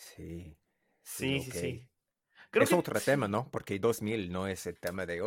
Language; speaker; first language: Spanish; non-native, learner; English